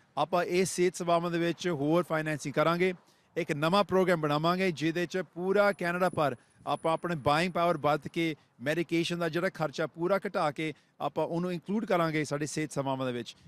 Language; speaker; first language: Punjabi; early bilingual, heritage; Punjabi